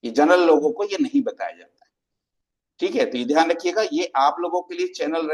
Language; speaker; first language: Hindi; native; Hindi